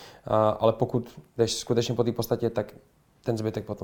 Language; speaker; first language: Czech; native; Czech